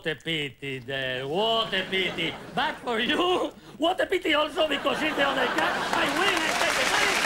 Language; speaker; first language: English; non-native, learner; Spanish